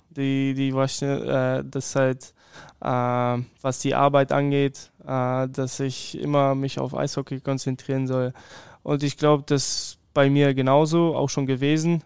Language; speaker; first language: German; early bilingual, other home language; Polish